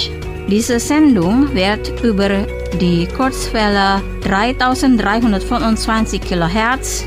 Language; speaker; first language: German; non-native, fluent; Indonesian